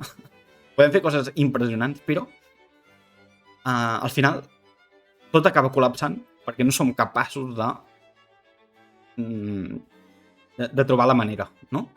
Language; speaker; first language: Catalan; native; Catalan